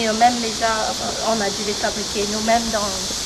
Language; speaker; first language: French; non-native, fluent; Korean